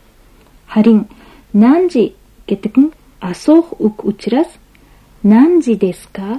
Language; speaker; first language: Mongolian; non-native, fluent; Japanese